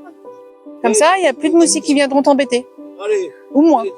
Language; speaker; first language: French; native; French